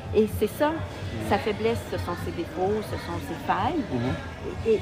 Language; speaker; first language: French; native; French